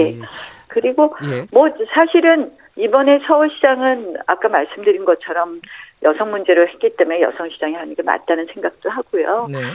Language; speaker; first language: Korean; native; Korean